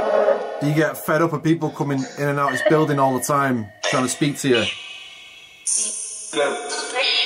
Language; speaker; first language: English; native; English